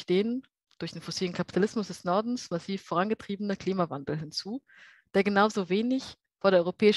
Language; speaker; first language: German; native; German